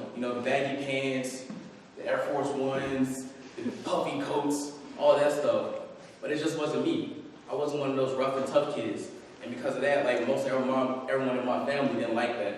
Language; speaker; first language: English; native; English